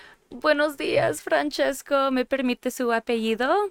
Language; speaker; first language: Spanish; non-native, fluent; English